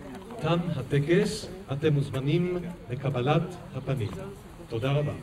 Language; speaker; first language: Hebrew; native; Hebrew